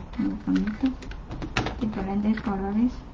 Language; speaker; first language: Spanish; non-native, learner; Chinese